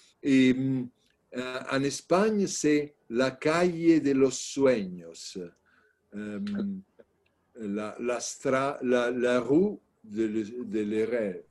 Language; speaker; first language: French; non-native, learner; Italian